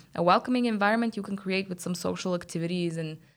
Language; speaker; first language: English; non-native, fluent; Bulgarian